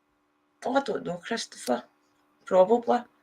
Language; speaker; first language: English; native; English